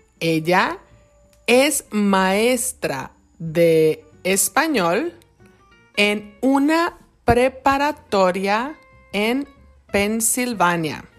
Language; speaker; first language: Spanish; non-native, fluent; English